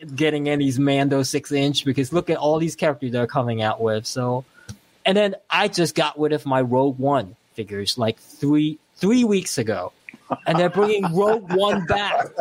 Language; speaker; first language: English; non-native, local second language; Cantonese